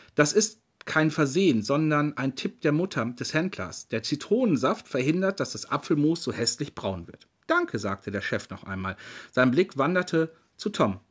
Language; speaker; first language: German; native; German